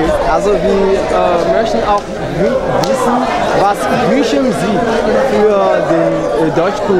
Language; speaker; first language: German; non-native, learner; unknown